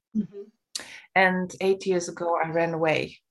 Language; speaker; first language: English; non-native, fluent; Romanian